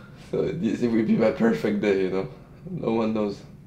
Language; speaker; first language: English; non-native, fluent; French